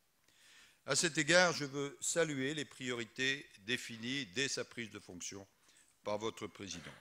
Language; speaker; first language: French; native; French